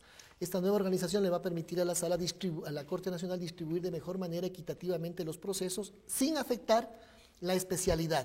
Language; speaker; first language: Spanish; native; Spanish